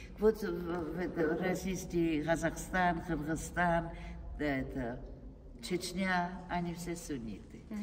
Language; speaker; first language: Russian; non-native, fluent; Armenian